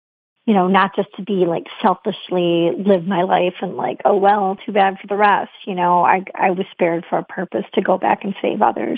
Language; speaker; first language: English; native; English